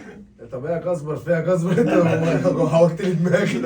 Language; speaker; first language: Arabic; native; Arabic